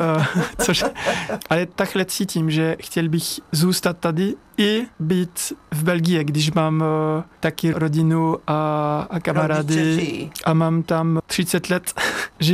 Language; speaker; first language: Czech; non-native, learner; French